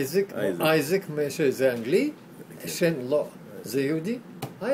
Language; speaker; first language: Hebrew; non-native, learner; Russian